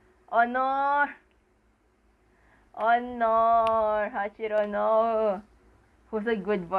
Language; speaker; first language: English; non-native, local second language; Filipino